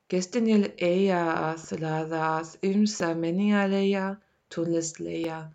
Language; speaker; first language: Icelandic; non-native, learner; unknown